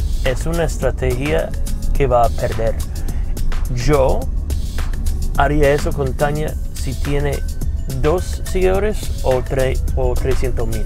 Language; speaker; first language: Spanish; non-native, fluent; English